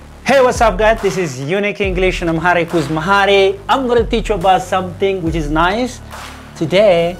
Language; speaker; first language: English; non-native, fluent; Amharic